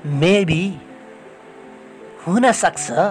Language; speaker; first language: English; non-native, learner; Nepali